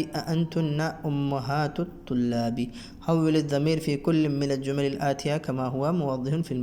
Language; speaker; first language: Arabic; non-native, fluent; Urdu